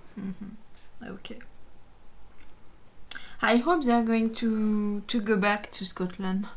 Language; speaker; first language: English; non-native, learner; French